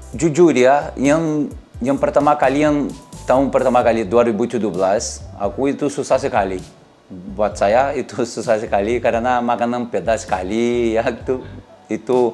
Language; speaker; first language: Indonesian; non-native, learner; Portuguese